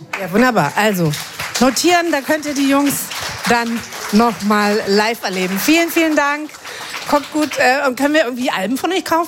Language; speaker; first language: German; native; German